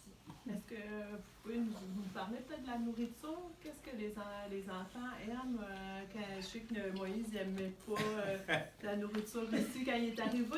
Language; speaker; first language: French; native; French